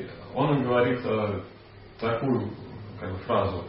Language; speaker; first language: Russian; native; Russian